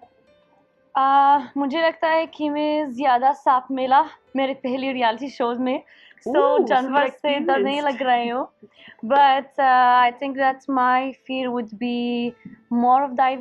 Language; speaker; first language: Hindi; non-native, learner; Arabic